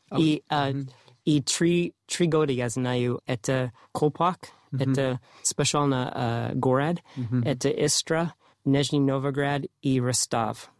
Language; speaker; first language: Russian; non-native, learner; English